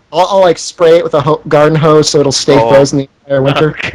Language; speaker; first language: English; native; English